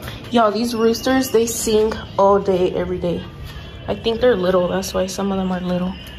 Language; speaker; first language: English; early bilingual, other home language; Spanish